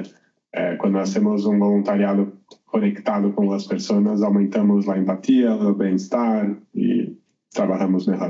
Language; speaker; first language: Spanish; non-native, learner; Portuguese